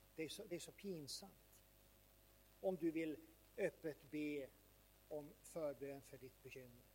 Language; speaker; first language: Swedish; native; Swedish